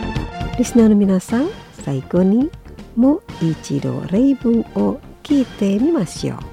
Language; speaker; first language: Japanese; non-native, fluent; Indonesian